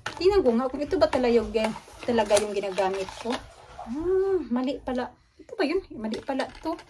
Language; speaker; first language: Filipino; native; Filipino